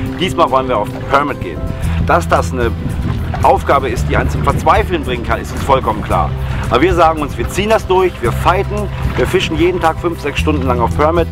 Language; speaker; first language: German; native; German